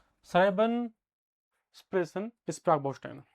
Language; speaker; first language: German; non-native, fluent; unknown